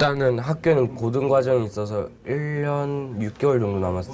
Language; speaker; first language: Korean; early bilingual, other home language; Urdu